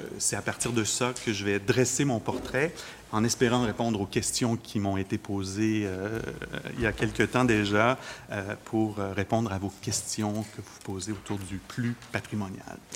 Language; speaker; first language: French; native; French